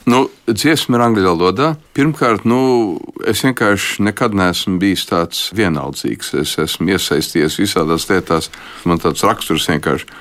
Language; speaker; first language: Latvian; early bilingual, heritage; Latvian